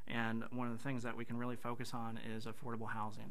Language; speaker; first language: English; native; English